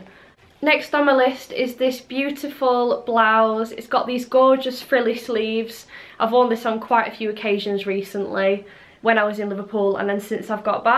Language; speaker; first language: English; native; English